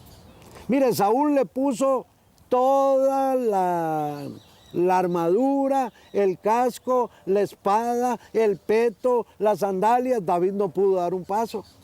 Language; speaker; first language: Spanish; native; Spanish